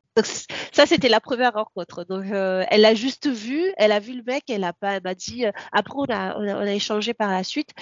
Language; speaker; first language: French; non-native, local second language; Ngazidja Comorian